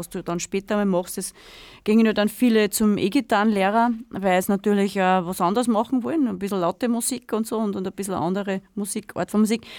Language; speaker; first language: German; native; German